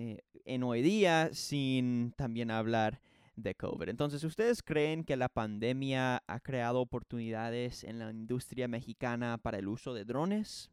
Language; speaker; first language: Spanish; non-native, fluent; English